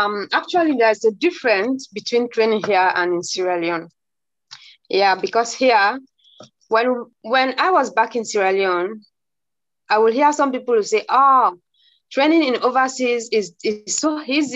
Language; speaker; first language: English; non-native, local second language; Krio